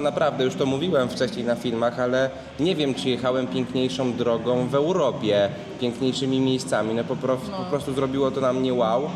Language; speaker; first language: Polish; native; Polish